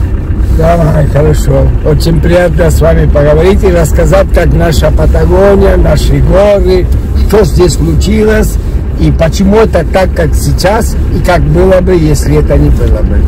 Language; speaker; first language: Russian; early bilingual, heritage; Spanish